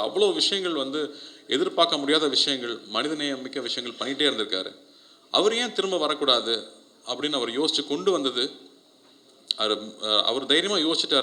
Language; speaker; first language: Tamil; native; Tamil